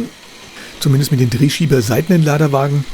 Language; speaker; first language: German; native; German